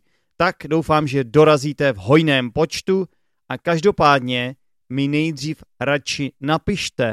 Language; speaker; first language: Czech; native; Czech